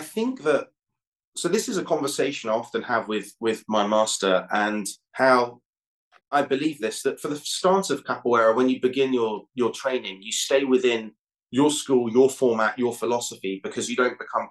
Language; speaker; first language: English; native; English